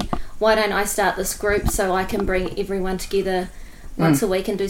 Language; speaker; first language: English; native; English